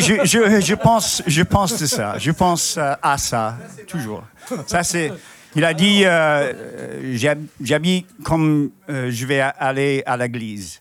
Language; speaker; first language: French; non-native, fluent; English